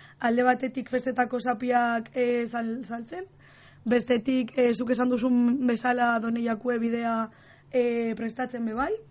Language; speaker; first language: Basque; non-native, local second language; Spanish